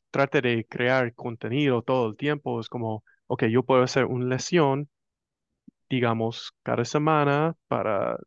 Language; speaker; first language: Spanish; non-native, fluent; English